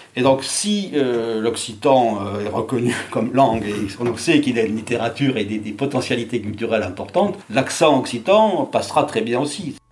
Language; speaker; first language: French; native; French